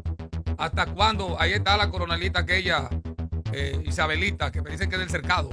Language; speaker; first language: Spanish; native; Spanish